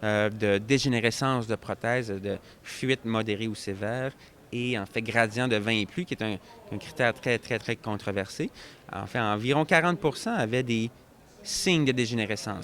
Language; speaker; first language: French; native; French